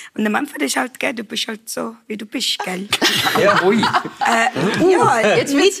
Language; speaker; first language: German; non-native, fluent; Afrikaans